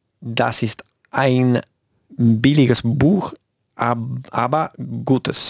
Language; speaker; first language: German; non-native, learner; Spanish